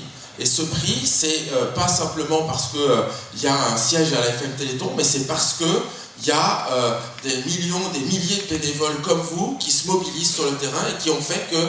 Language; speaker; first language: French; native; French